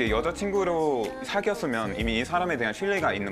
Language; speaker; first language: Korean; non-native, fluent; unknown